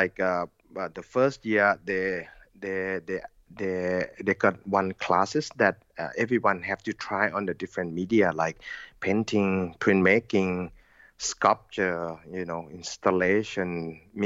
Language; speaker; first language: English; non-native, learner; Thai